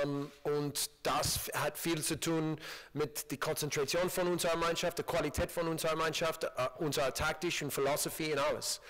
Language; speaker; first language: German; non-native, learner; English